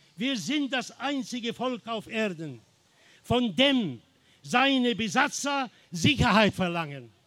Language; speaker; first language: German; non-native, fluent; Arabic